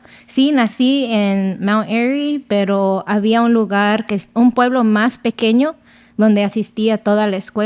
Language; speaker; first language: Spanish; early bilingual, other home language; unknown